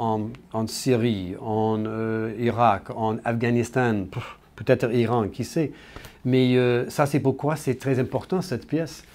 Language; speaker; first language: French; non-native, learner; English